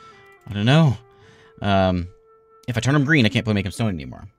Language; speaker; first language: English; native; English